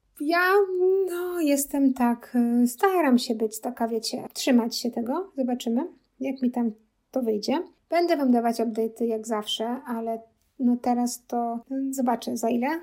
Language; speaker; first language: Polish; native; Polish